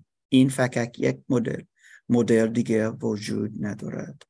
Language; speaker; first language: Persian; non-native, learner; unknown